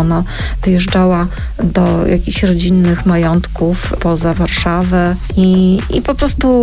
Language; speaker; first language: Polish; native; Polish